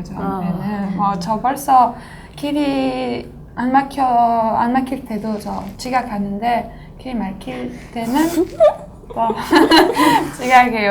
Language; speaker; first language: Korean; non-native, fluent; French